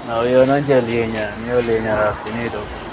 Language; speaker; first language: Italian; non-native, learner; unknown